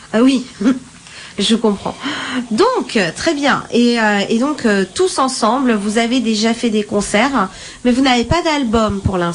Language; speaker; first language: French; native; French